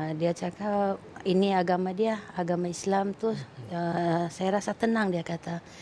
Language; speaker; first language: Malay; non-native, fluent; Filipino